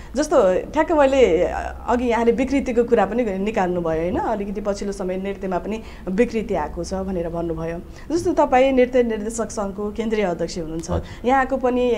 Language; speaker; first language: Nepali; native; Nepali